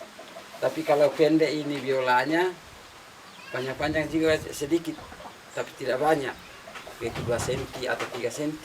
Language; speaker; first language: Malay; non-native, local second language; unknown